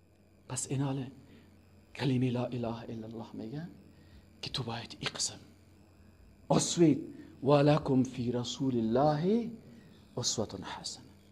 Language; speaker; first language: Persian; native; Persian